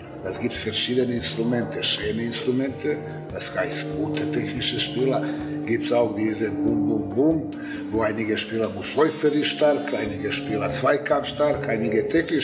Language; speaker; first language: German; non-native, learner; Serbian